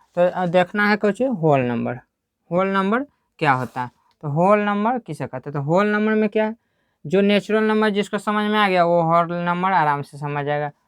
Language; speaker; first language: Hindi; native; Hindi